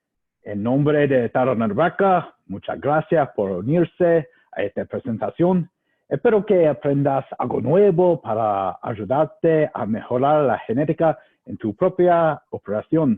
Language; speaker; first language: Spanish; non-native, learner; English